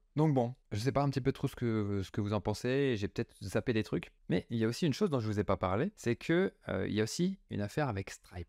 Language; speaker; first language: French; native; French